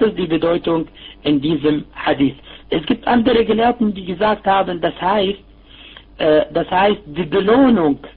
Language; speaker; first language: German; non-native, fluent; Arabic